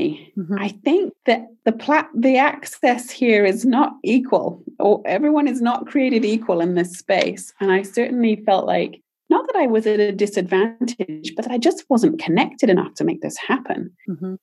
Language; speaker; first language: English; native; English